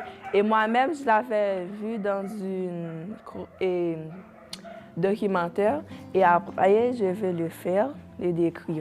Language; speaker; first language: French; non-native, local second language; Haitian Creole